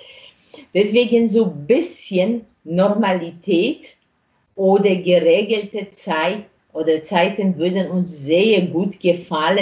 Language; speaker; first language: German; non-native, fluent; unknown